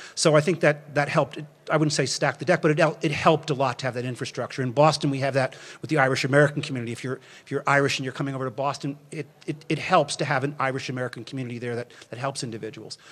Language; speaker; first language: English; native; English